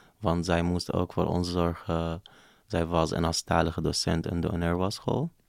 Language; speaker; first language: Dutch; non-native, fluent; Arabic